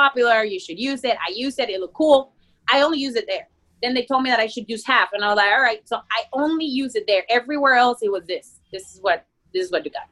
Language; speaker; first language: English; non-native, fluent; Spanish